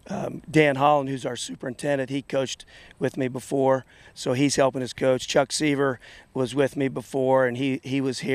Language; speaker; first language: English; native; English